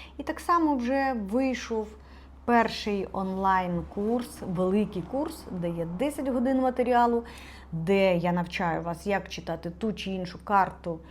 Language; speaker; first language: Ukrainian; non-native, local second language; Russian